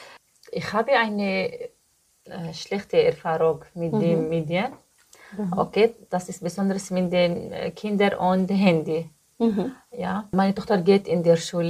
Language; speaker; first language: German; non-native, learner; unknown